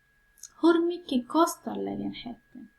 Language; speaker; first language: Swedish; non-native, fluent; Persian